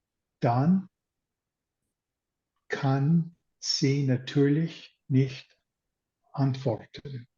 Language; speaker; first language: German; non-native, learner; English